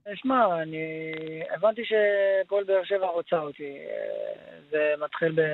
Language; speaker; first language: Hebrew; native; Hebrew